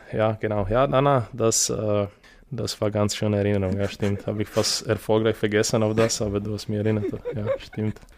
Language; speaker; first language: German; non-native, fluent; Serbian